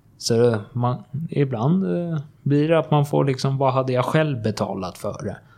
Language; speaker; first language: Swedish; native; Swedish